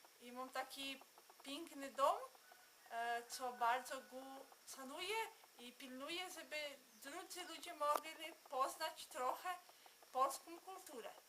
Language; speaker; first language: Polish; early bilingual, heritage; Polish